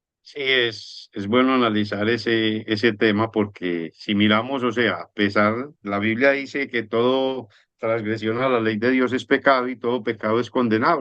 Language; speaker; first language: Spanish; native; Spanish